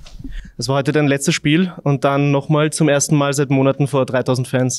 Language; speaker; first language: German; native; German